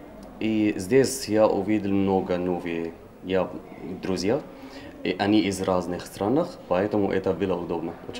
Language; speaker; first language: Russian; non-native, learner; Arabic